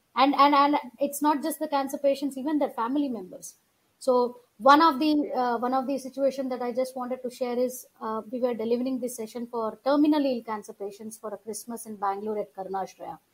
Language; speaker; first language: English; non-native, local second language; Gujarati